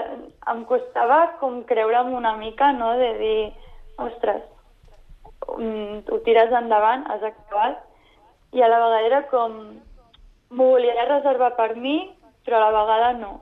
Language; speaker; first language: Catalan; non-native, local second language; Spanish